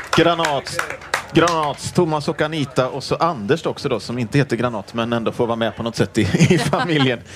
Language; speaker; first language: Swedish; native; Swedish